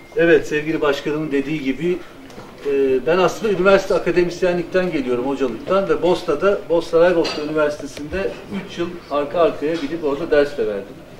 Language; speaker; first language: Turkish; native; Turkish